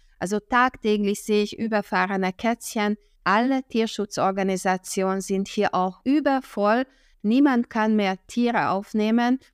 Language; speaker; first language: German; non-native, fluent; Hungarian